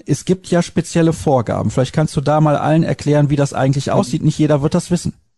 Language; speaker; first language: German; native; German